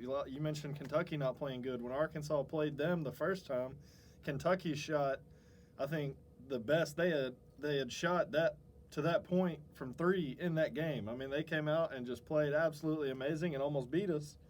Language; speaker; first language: English; native; English